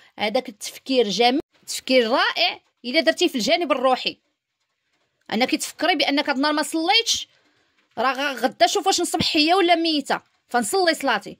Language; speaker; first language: Arabic; native; Arabic